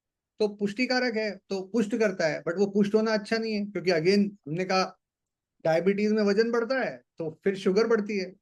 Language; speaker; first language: Hindi; native; Hindi